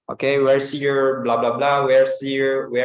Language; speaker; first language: English; non-native, fluent; Indonesian